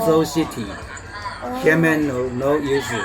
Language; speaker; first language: English; non-native, learner; Chinese